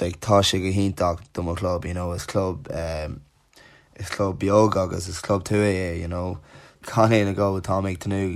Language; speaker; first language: Irish; non-native, local second language; English